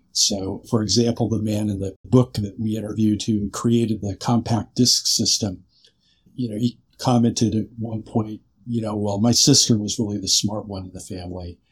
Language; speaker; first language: English; native; English